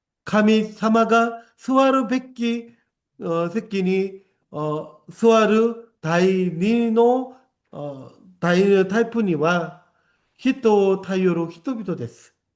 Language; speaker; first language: Japanese; non-native, fluent; Korean